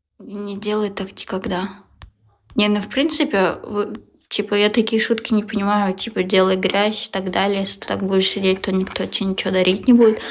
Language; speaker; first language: Russian; non-native, local second language; Uzbek